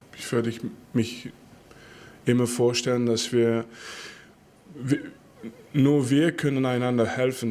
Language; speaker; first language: German; non-native, fluent; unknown